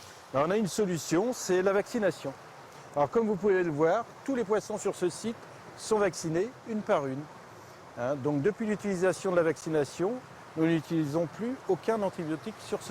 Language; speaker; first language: French; native; French